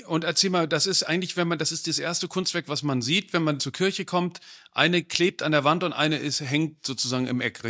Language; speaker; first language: German; native; German